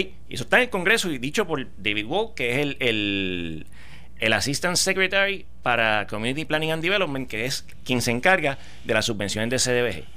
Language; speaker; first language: Spanish; native; Spanish